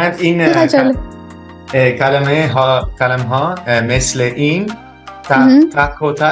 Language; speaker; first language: Persian; non-native, learner; Dutch